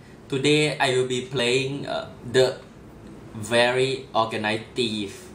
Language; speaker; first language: English; non-native, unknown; Thai